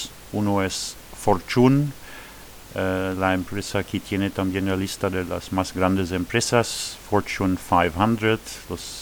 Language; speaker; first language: Spanish; non-native, fluent; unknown